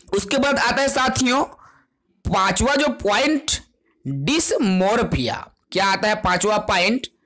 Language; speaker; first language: Hindi; non-native, local second language; Chhattisgarhi